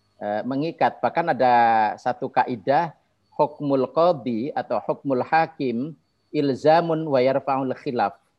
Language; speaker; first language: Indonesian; non-native, local second language; Javanese